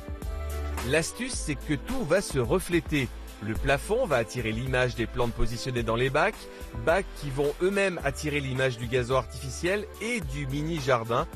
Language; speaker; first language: French; native; French